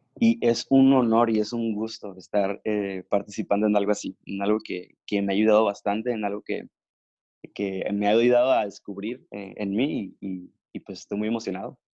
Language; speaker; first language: Spanish; native; Spanish